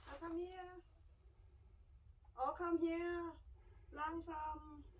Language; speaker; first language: Danish; non-native, learner; Thai